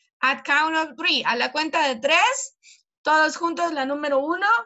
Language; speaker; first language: Spanish; native; Spanish